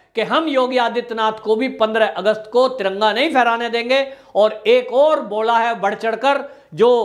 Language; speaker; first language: Hindi; native; Hindi